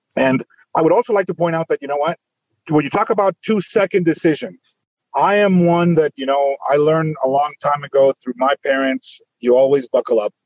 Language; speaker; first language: English; non-native, fluent; Spanish